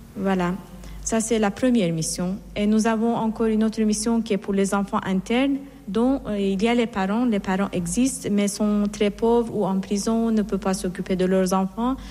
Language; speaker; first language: French; non-native, fluent; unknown